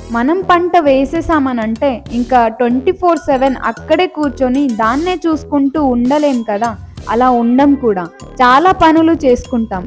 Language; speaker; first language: Telugu; non-native, local second language; Lambadi